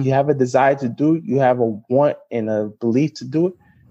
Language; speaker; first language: English; native; English